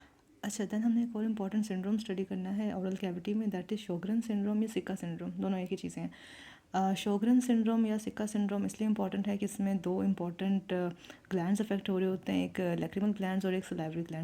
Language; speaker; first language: Hindi; native; Hindi